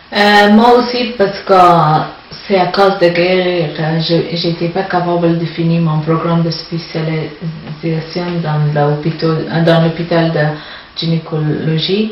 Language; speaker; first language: French; non-native, learner; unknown